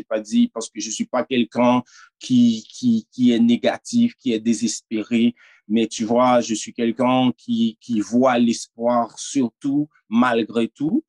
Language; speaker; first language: French; non-native, local second language; Haitian Creole